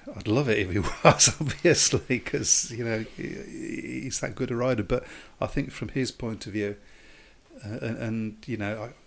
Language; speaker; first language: English; native; English